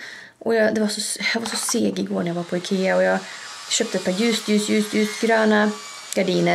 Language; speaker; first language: Swedish; native; Swedish